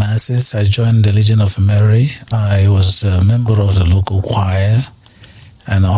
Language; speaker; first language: English; non-native, local second language; Igbo